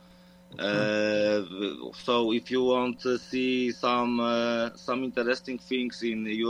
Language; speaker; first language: English; non-native, fluent; Polish